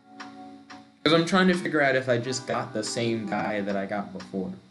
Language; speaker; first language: English; native; English